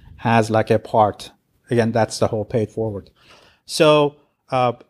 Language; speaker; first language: English; non-native, fluent; Persian